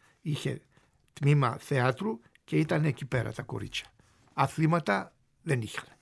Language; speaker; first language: Greek; native; Greek